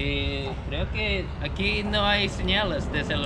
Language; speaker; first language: Spanish; non-native, learner; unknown